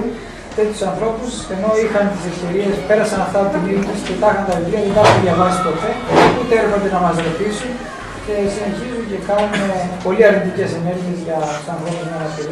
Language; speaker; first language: Greek; native; Greek